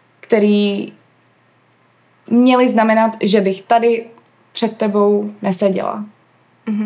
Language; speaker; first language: Czech; early bilingual, other home language; English